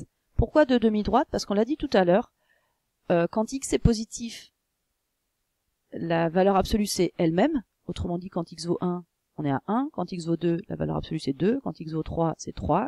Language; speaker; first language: French; native; French